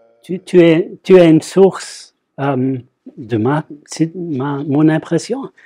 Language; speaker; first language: French; non-native, fluent; English